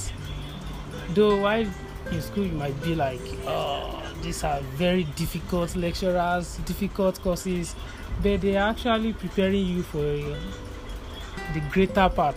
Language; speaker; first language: English; non-native, local second language; Yoruba